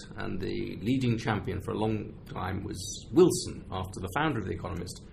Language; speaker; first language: English; native; English